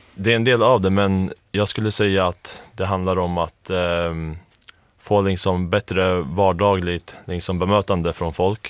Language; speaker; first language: Swedish; native; Swedish